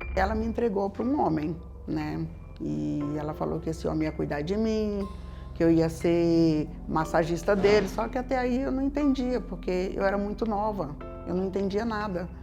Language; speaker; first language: Portuguese; native; Portuguese